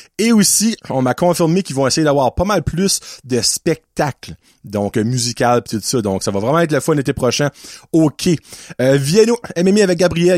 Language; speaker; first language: French; native; French